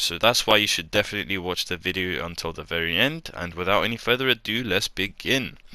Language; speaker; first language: English; native; English